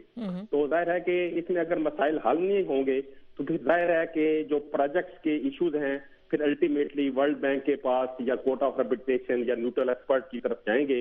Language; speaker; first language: Urdu; native; Urdu